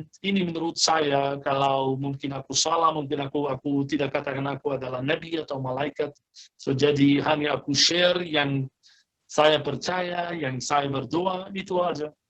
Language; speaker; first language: Indonesian; non-native, fluent; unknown